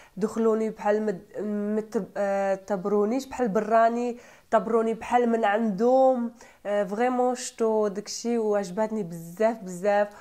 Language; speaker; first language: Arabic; non-native, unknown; Turkish